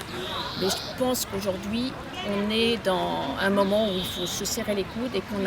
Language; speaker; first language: French; native; French